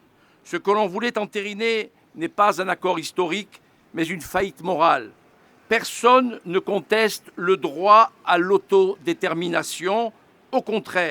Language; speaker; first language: French; native; French